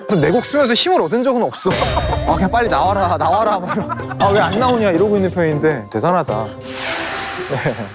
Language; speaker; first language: Korean; native; Korean